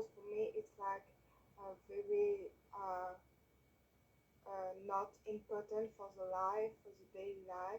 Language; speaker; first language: English; non-native, learner; French